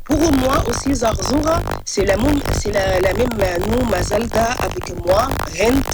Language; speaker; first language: French; non-native, learner; Arabic